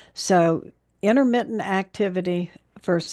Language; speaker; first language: English; native; English